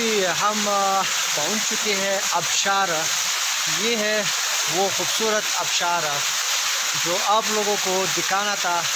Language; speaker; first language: Hindi; non-native, local second language; Pashto